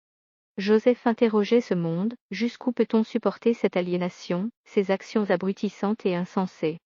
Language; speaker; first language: French; native; French